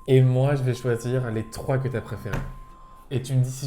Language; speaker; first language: French; native; French